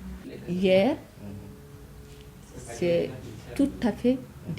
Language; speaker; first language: French; non-native, learner; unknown